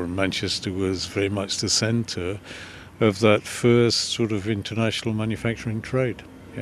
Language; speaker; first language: English; native; English